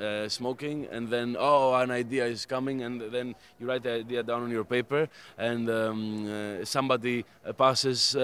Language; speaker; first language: English; non-native, fluent; Greek